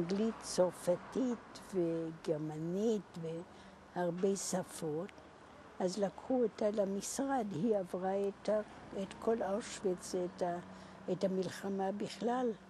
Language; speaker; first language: Hebrew; non-native, fluent; German